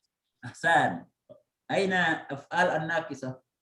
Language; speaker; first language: Arabic; non-native, fluent; Indonesian